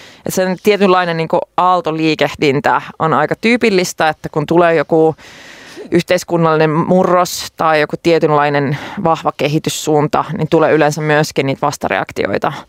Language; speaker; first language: Finnish; non-native, local second language; Swedish